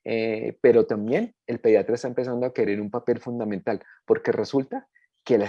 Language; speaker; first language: Spanish; native; Spanish